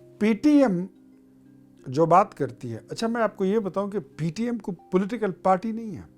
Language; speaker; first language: Urdu; non-native, local second language; Pashto